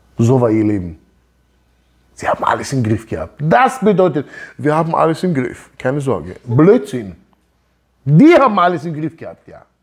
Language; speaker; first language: German; early bilingual, other home language; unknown